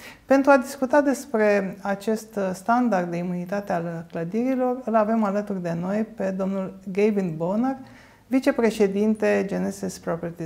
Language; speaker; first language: Romanian; native; Romanian